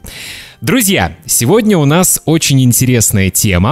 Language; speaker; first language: Russian; native; Russian